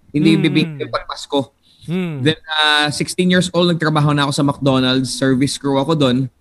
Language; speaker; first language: Filipino; native; Filipino